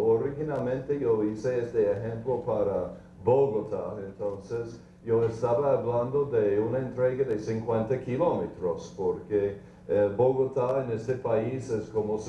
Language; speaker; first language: Spanish; non-native, fluent; English